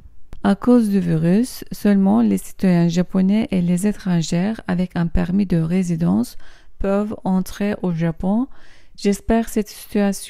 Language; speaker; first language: French; non-native, fluent; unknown